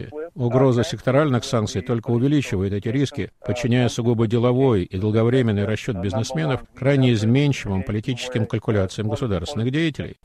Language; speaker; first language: Russian; native; Russian